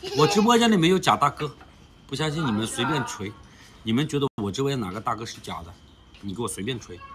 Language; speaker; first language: Chinese; native; Chinese